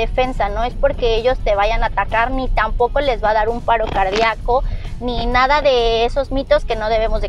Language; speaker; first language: Spanish; native; Spanish